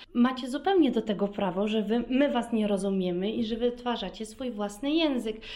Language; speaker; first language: Polish; early bilingual, heritage; Polish